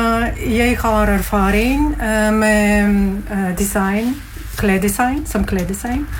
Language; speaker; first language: Norwegian; non-native, learner; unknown